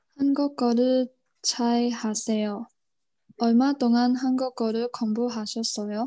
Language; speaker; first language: Korean; non-native, learner; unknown